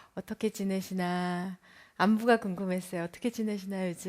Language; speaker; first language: Korean; native; Korean